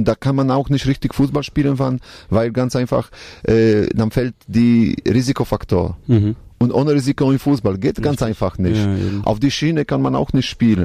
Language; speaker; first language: German; non-native, learner; Polish